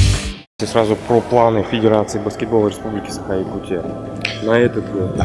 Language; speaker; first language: Russian; native; Russian